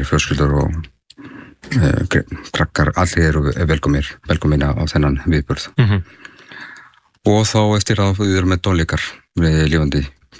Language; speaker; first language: Icelandic; non-native, learner; Spanish